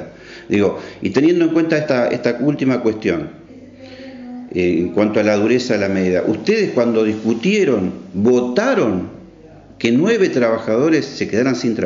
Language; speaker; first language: Spanish; native; Spanish